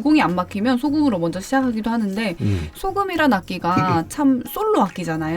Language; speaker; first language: Korean; native; Korean